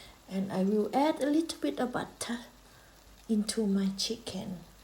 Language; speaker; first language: English; non-native, learner; Thai